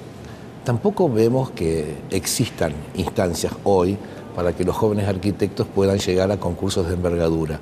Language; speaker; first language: Spanish; native; Spanish